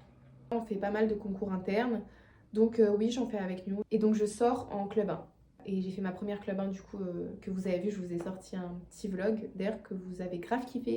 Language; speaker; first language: French; native; French